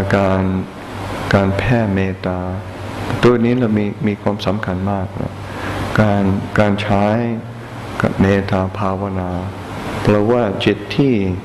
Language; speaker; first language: Thai; non-native, fluent; English